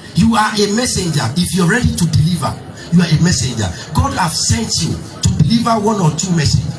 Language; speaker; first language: English; non-native, local second language; Yoruba